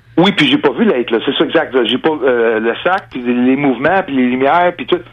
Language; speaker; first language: French; non-native, local second language; English